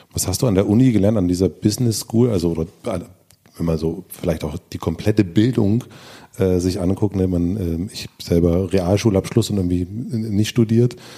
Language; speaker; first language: German; native; German